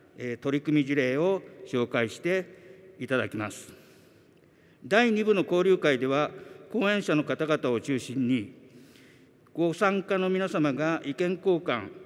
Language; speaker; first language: Japanese; native; Japanese